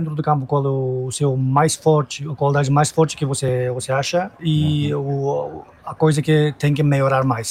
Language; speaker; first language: Portuguese; non-native, fluent; Turkish